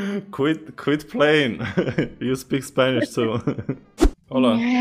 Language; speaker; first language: English; non-native, fluent; Russian